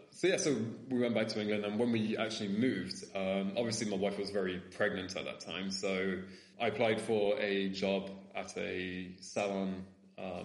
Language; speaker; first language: English; native; English